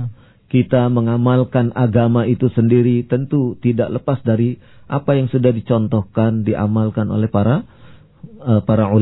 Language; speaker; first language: Indonesian; native; Indonesian